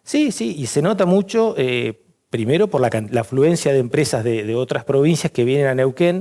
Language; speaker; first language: Spanish; native; Spanish